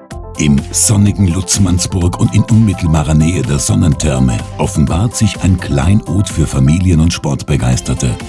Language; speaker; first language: German; native; German